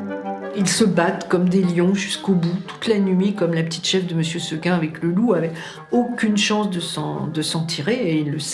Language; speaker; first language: French; native; French